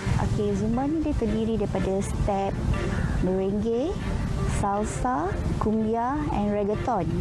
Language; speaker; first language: Malay; native; Malay